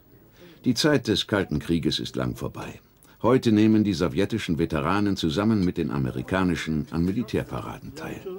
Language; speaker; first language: German; native; German